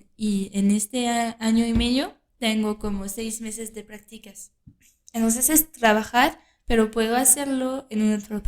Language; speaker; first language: Spanish; non-native, fluent; French